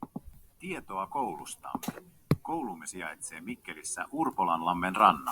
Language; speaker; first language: Finnish; non-native, learner; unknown